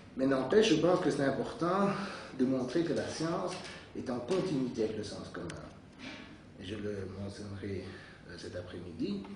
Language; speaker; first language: French; native; French